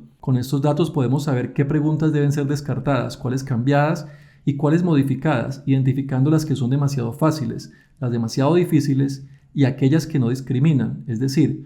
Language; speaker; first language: Spanish; native; Spanish